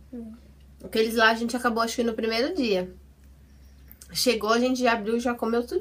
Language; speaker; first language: Portuguese; native; Portuguese